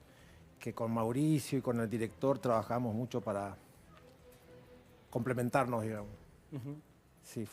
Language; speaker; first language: Spanish; native; Spanish